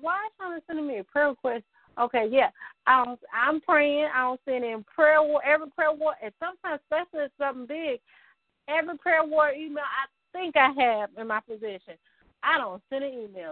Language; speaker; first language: English; native; English